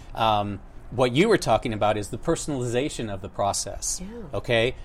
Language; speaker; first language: English; native; English